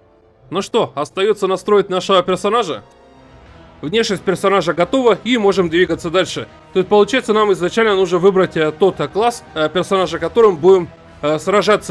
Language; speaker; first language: Russian; native; Russian